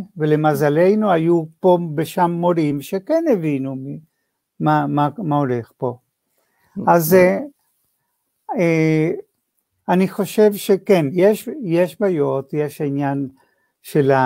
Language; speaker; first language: Hebrew; non-native, fluent; Spanish